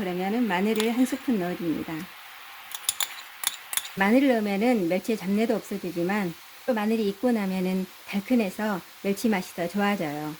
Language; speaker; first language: Korean; native; Korean